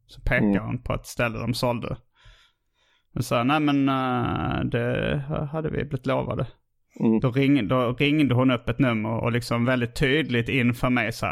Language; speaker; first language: Swedish; native; Swedish